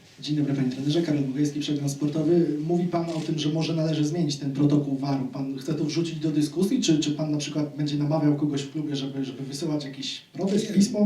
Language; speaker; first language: Polish; native; Polish